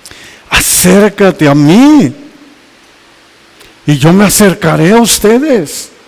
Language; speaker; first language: Spanish; native; Spanish